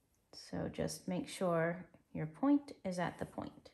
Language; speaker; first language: English; native; English